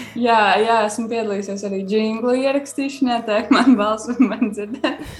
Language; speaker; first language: Latvian; native; Latvian